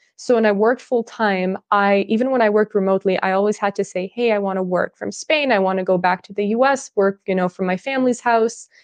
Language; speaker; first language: English; early bilingual, other home language; Russian